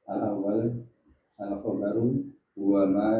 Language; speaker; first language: Arabic; non-native, fluent; Indonesian